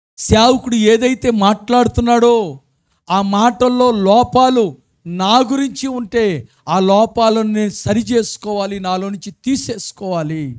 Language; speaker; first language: Telugu; early bilingual, other home language; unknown